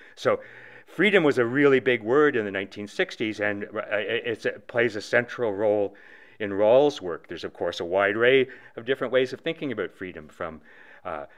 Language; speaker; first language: English; native; English